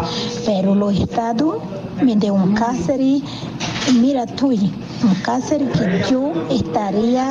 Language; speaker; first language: Spanish; non-native, learner; Portuguese